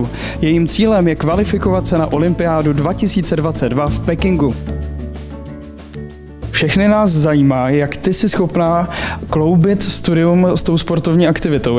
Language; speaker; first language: Czech; native; Czech